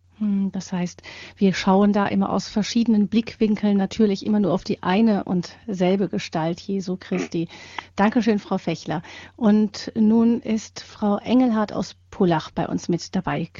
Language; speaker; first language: German; native; German